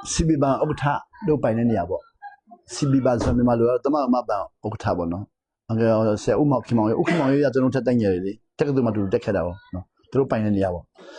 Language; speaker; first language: Burmese; non-native, local second language; Hakha Chin